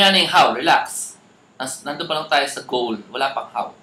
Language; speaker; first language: English; non-native, local second language; Filipino